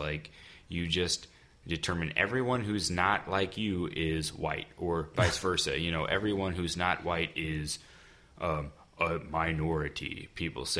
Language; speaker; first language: English; native; English